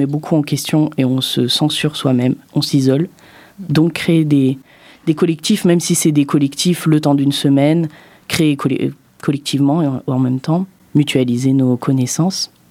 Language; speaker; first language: French; native; French